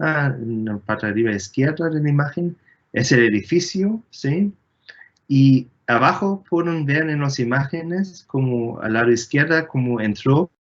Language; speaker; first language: Spanish; non-native, fluent; German